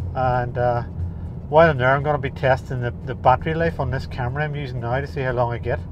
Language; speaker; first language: English; native; English